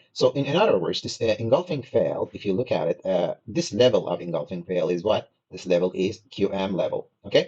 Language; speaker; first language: English; non-native, fluent; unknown